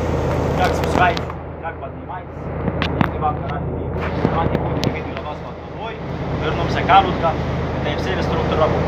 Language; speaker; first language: Russian; non-native, learner; Arabic